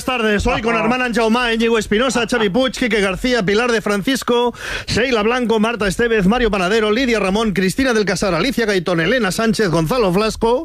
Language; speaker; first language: Spanish; native; Spanish